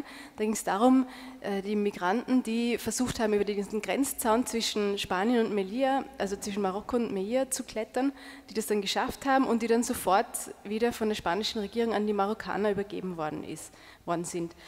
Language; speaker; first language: German; native; German